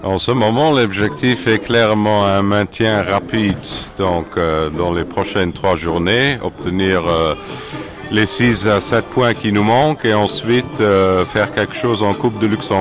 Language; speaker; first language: French; non-native, local second language; Luxembourgish